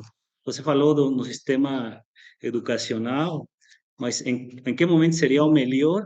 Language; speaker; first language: Portuguese; non-native, fluent; Spanish